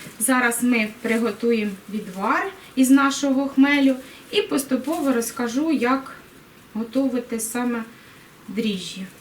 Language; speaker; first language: Ukrainian; native; Ukrainian